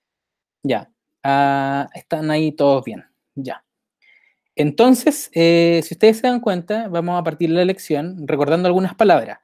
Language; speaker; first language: Spanish; native; Spanish